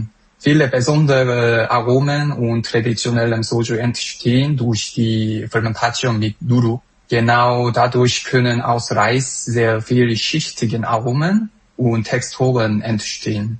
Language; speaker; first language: German; non-native, fluent; Korean